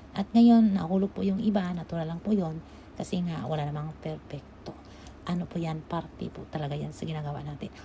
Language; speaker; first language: Filipino; non-native, local second language; Cebuano